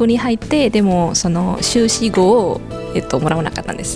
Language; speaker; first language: Japanese; non-native, fluent; Indonesian